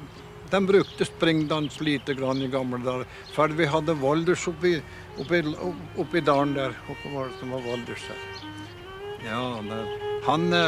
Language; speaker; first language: Norwegian; early bilingual, heritage; English